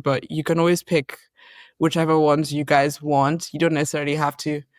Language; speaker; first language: English; native; English